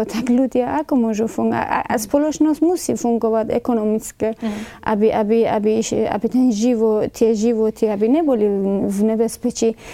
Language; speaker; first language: Slovak; non-native, fluent; Persian